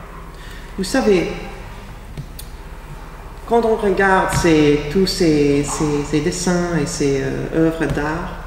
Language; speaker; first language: French; non-native, fluent; English